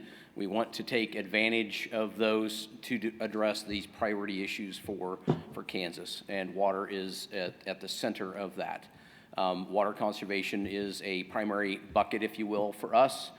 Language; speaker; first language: English; native; English